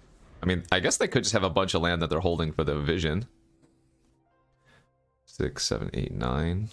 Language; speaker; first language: English; native; English